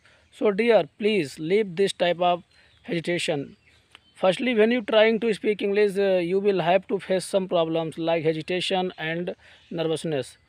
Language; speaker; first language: English; non-native, learner; Hindi